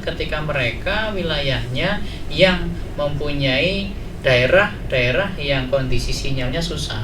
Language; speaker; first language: Indonesian; native; Indonesian